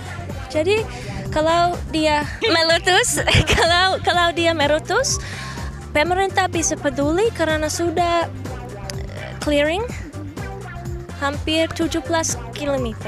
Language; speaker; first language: Indonesian; non-native, learner; English